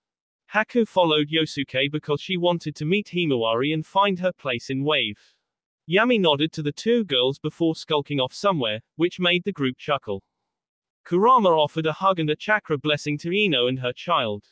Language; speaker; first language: English; native; English